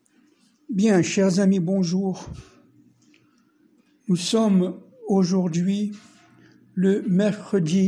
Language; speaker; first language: French; native; French